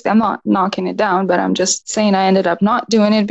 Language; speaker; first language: English; non-native, fluent; Russian